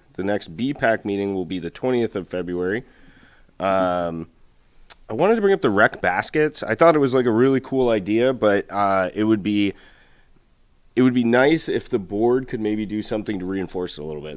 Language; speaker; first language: English; native; English